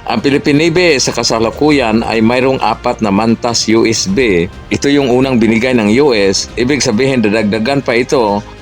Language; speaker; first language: Filipino; non-native, local second language; Cebuano